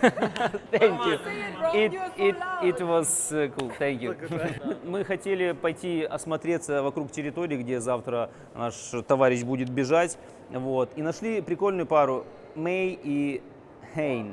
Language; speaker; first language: Russian; native; Russian